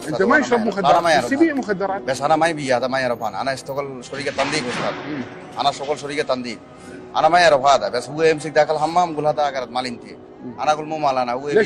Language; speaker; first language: Arabic; non-native, learner; Bangla